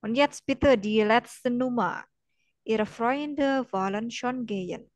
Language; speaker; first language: German; non-native, fluent; Indonesian